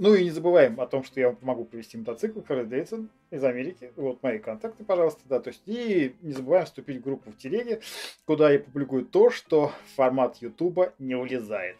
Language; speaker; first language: Russian; native; Russian